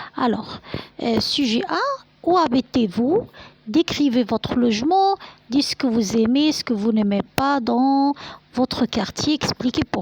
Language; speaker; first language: French; non-native, fluent; Arabic